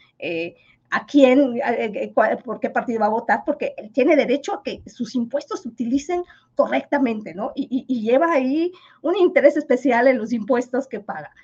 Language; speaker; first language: Spanish; non-native, local second language; Yucateco